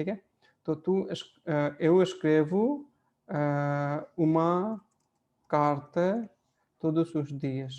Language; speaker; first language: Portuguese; non-native, fluent; Hindi